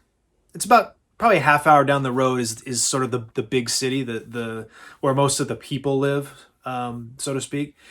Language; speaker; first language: English; native; English